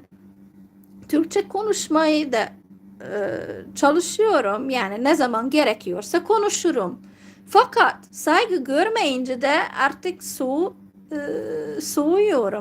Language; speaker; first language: Turkish; non-native, fluent; Hungarian